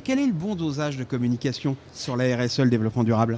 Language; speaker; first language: French; native; French